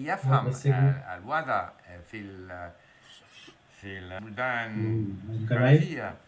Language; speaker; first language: Arabic; non-native, learner; English